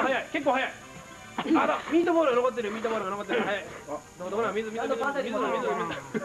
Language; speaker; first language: Japanese; native; Japanese